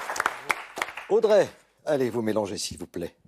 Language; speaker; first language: French; native; French